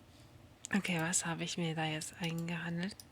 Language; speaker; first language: German; native; German